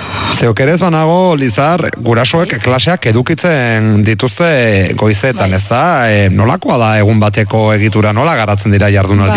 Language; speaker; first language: Basque; native; Basque